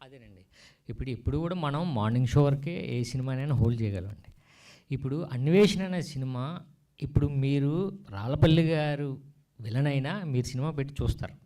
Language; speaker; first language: Telugu; native; Telugu